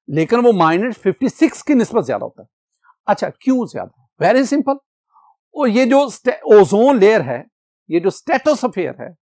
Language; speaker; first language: Urdu; non-native, local second language; Punjabi